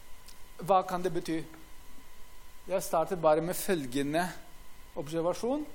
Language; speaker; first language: Norwegian; non-native, fluent; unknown